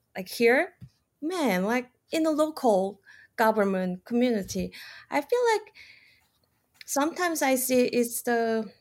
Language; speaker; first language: English; non-native, fluent; Korean